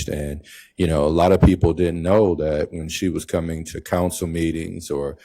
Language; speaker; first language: English; native; English